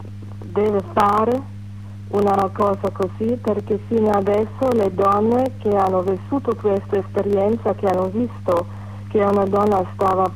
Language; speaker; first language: Italian; non-native, fluent; German